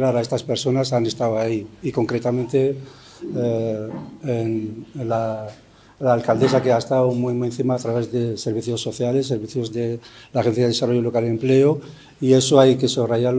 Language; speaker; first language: Spanish; native; Spanish